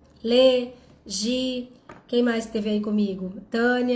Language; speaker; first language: Portuguese; native; Portuguese